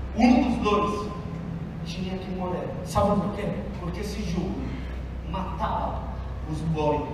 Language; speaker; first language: Portuguese; non-native, fluent; Italian